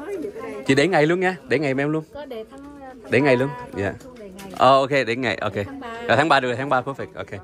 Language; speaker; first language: Vietnamese; early bilingual, heritage; Vietnamese